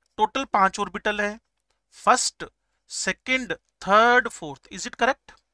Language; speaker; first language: Hindi; native; Hindi